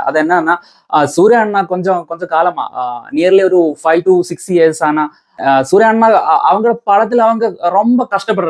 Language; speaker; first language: Tamil; non-native, learner; Malayalam